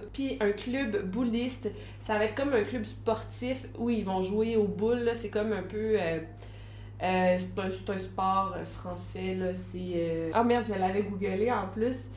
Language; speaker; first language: French; native; French